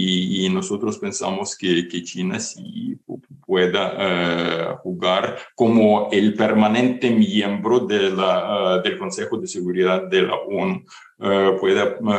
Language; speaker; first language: Spanish; non-native, fluent; Ukrainian